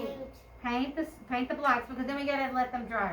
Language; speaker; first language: English; native; English